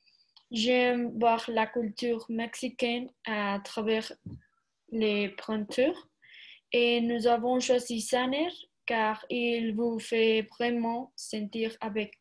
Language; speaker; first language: French; non-native, learner; Spanish